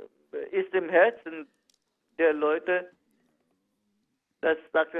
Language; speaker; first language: German; non-native, fluent; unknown